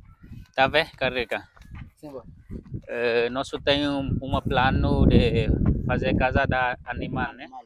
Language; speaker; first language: Portuguese; non-native, learner; Vietnamese